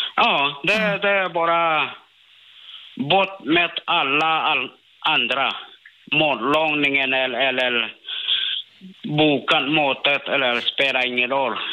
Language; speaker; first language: Swedish; non-native, learner; Burmese